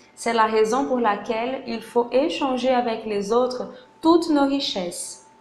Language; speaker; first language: French; non-native, fluent; Portuguese